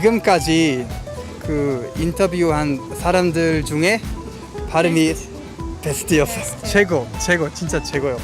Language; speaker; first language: Korean; non-native, fluent; Luxembourgish